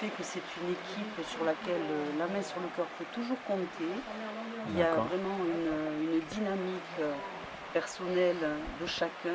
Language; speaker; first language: French; native; French